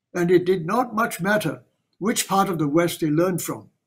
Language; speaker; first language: English; non-native, local second language; Chinese